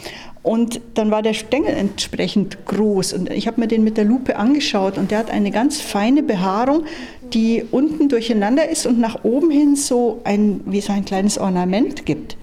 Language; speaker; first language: German; native; German